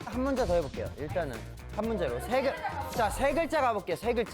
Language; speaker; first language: Korean; native; Korean